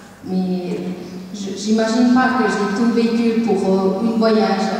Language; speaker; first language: French; non-native, learner; Tamil